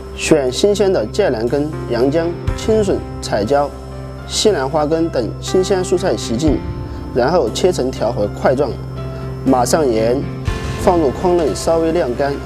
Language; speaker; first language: Chinese; native; Chinese